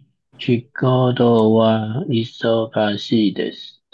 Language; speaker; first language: Japanese; non-native, learner; Chinese